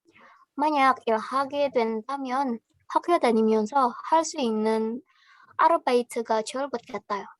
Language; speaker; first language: Korean; non-native, learner; Indonesian